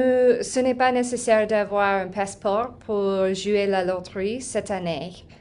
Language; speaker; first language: French; non-native, learner; English